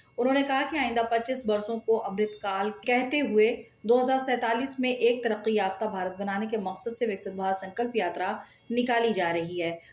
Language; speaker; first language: Urdu; native; Urdu